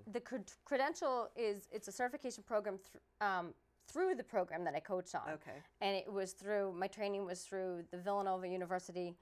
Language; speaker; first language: English; native; English